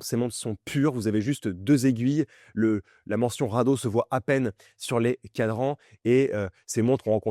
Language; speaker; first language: French; native; French